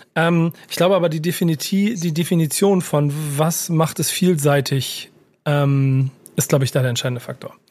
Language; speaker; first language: German; native; German